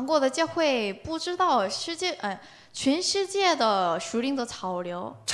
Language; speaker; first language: Chinese; non-native, learner; Korean